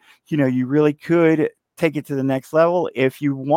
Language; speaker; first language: English; native; English